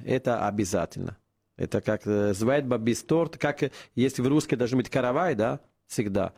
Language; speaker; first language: Russian; non-native, fluent; Italian